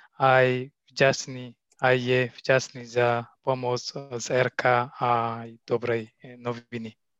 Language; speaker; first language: Slovak; non-native, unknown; Tigrinya